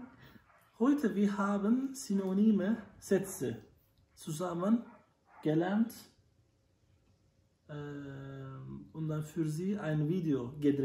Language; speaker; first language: German; non-native, learner; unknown